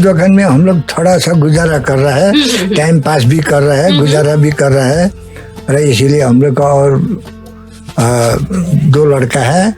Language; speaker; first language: Hindi; non-native, learner; Nepali